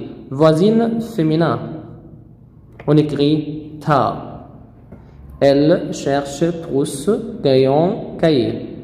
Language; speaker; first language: French; non-native, fluent; Arabic